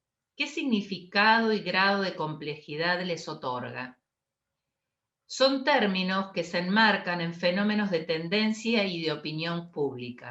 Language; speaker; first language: Spanish; native; Spanish